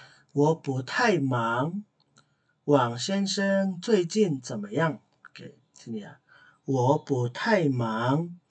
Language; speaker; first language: Chinese; non-native, fluent; Indonesian